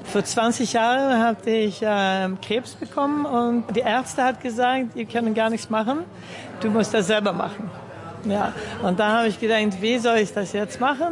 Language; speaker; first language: German; early bilingual, heritage; German